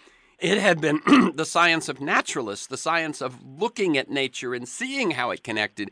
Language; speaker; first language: English; native; English